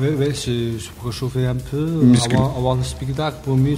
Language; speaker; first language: French; non-native, learner; Chinese